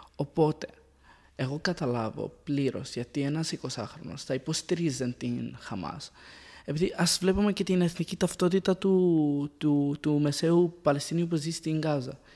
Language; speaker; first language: Greek; non-native, fluent; Arabic